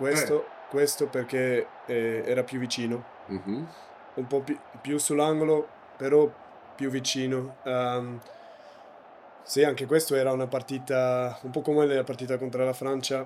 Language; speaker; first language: Italian; non-native, learner; German